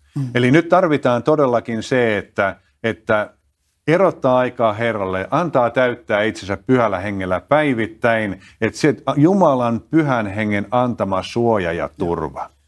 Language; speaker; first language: Finnish; native; Finnish